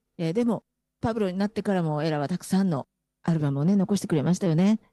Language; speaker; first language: Japanese; native; Japanese